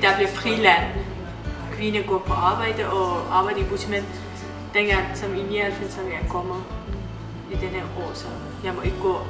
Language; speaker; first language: Danish; non-native, learner; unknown